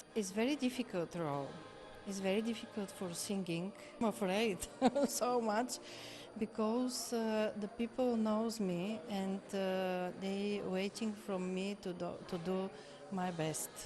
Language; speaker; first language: English; non-native, learner; Bulgarian